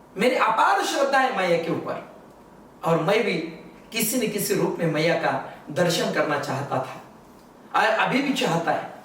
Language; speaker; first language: Hindi; non-native, local second language; Marathi